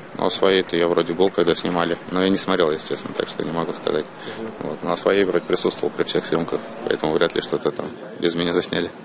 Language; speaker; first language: Russian; native; Russian